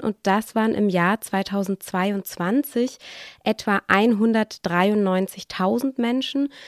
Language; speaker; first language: German; native; German